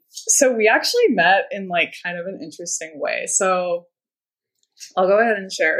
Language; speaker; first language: English; native; English